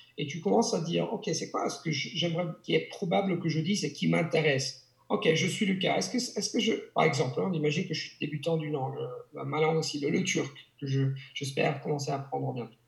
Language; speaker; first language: French; non-native, fluent; Italian